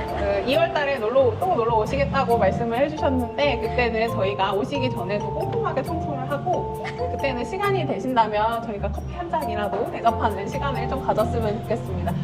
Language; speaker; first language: Korean; native; Korean